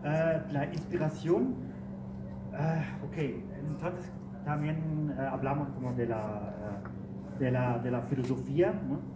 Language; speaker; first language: Spanish; non-native, learner; German